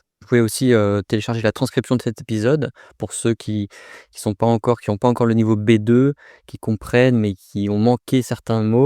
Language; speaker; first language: French; native; French